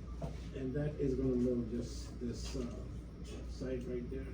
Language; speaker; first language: English; non-native, fluent; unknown